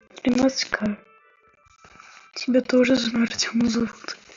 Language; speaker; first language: Russian; native; Russian